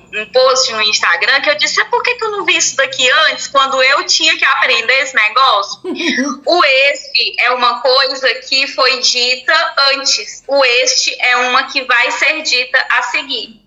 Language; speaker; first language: Portuguese; native; Portuguese